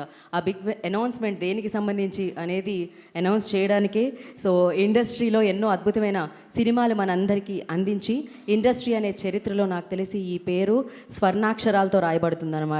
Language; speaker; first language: Telugu; native; Telugu